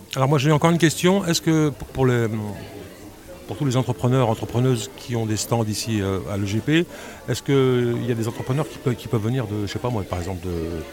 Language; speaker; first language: French; non-native, fluent; Spanish